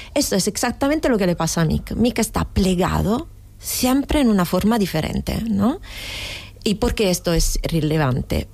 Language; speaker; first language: Spanish; non-native, fluent; Italian